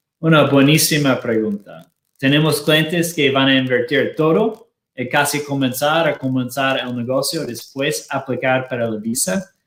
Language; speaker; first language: Spanish; non-native, fluent; Portuguese